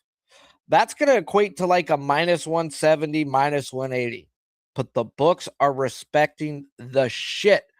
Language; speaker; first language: English; native; English